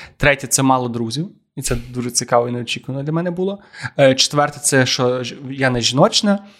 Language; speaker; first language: Ukrainian; native; Ukrainian